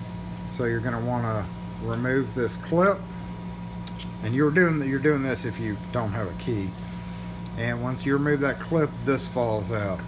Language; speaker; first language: English; native; English